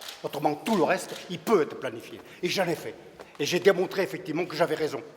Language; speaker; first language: French; native; French